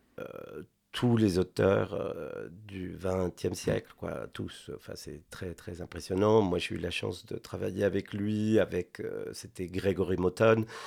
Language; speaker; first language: French; non-native, fluent; Spanish